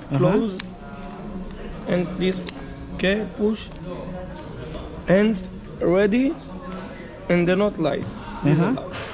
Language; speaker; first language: English; non-native, learner; Hebrew